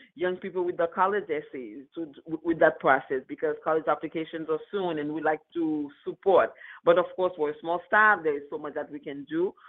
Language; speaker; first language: English; non-native, fluent; Haitian Creole